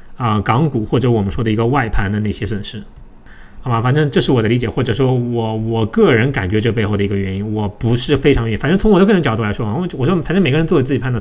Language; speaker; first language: Chinese; native; Chinese